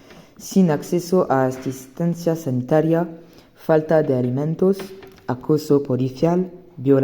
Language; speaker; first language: Spanish; non-native, learner; French